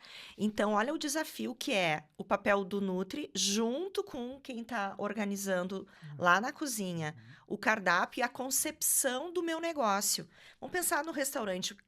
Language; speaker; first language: Portuguese; native; Portuguese